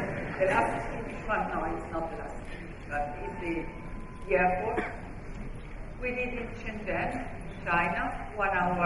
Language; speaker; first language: English; non-native, fluent; Italian